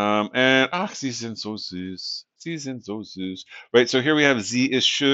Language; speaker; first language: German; non-native, fluent; English